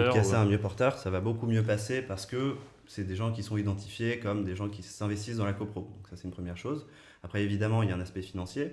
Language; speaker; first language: French; native; French